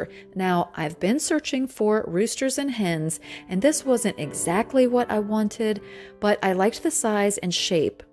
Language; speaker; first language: English; native; English